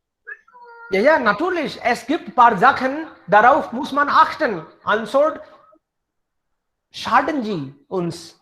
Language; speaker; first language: German; non-native, fluent; Hindi